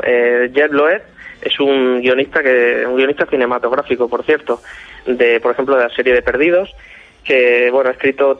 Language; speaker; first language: Spanish; native; Spanish